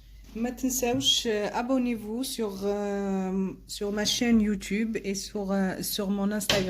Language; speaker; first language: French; non-native, local second language; Arabic